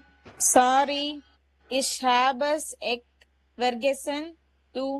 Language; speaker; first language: German; non-native, learner; Tamil